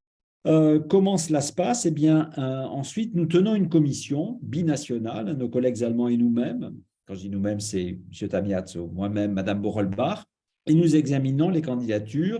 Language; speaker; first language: French; native; French